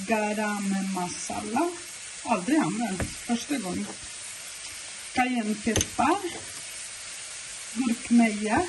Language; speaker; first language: Swedish; non-native, learner; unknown